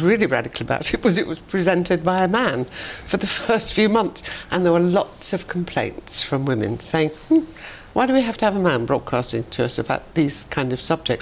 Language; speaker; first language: English; native; English